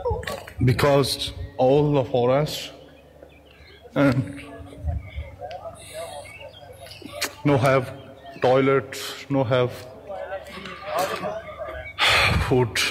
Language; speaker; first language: English; non-native, learner; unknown